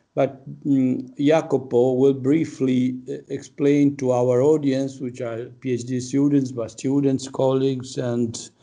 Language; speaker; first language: English; non-native, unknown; Italian